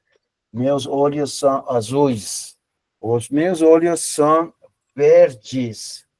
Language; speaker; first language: Portuguese; non-native, fluent; Persian